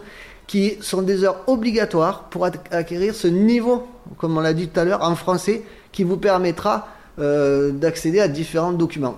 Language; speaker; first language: French; native; French